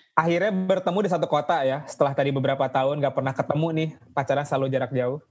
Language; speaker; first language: Indonesian; native; Indonesian